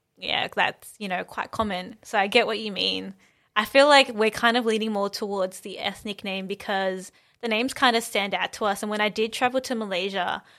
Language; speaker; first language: English; native; English